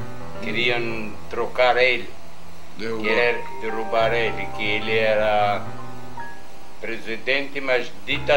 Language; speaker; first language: Portuguese; non-native, fluent; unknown